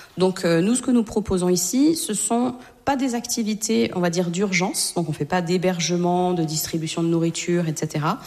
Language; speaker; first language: French; native; French